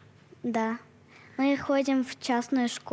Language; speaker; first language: Russian; early bilingual, heritage; Russian